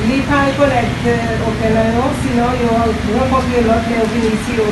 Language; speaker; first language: Spanish; non-native, learner; Haitian Creole